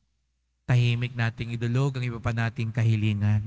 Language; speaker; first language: Filipino; native; Filipino